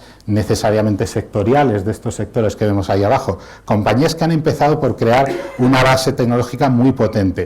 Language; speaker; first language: Spanish; native; Spanish